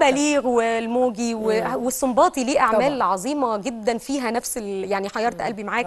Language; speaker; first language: Arabic; native; Arabic